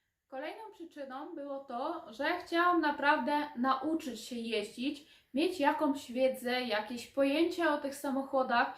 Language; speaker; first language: Polish; non-native, fluent; Ukrainian